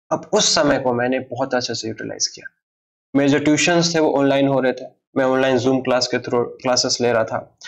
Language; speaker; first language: Hindi; native; Hindi